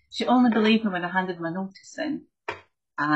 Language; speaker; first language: English; native; English